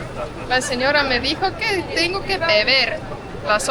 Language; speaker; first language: Spanish; non-native, fluent; Estonian